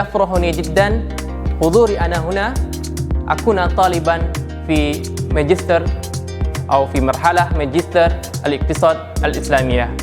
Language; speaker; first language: Arabic; non-native, fluent; Indonesian